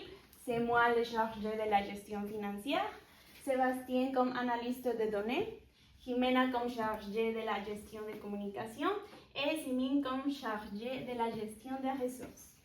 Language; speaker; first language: French; non-native, learner; Spanish